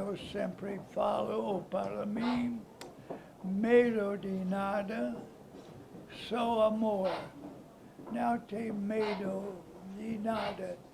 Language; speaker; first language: Portuguese; non-native, fluent; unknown